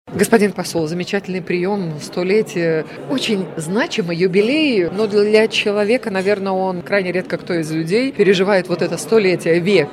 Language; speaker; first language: Russian; native; Russian